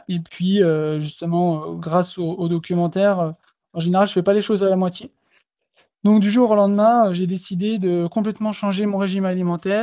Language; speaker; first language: French; native; French